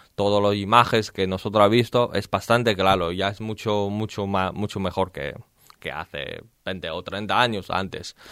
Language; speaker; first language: Spanish; non-native, learner; Chinese